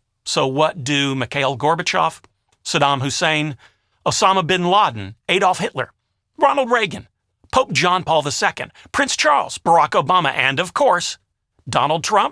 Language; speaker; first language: English; native; English